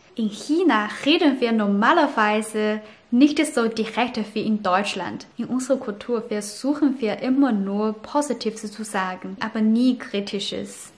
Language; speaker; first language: German; non-native, fluent; Chinese